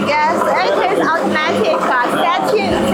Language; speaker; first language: English; non-native, learner; Chinese